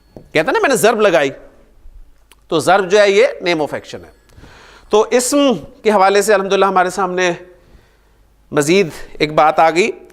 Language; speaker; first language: Urdu; native; Urdu